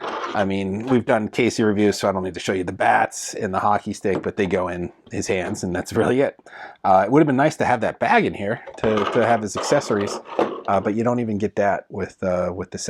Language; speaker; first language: English; native; English